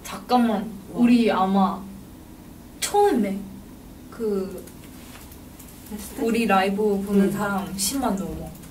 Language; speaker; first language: Korean; non-native, fluent; Chinese